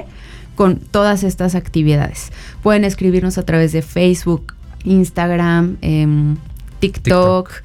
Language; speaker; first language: Spanish; native; Spanish